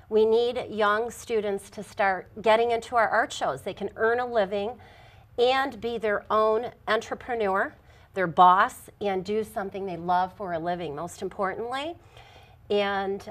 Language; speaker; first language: English; native; English